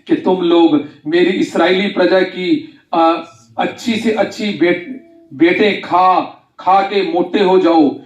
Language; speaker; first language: Hindi; non-native, local second language; Punjabi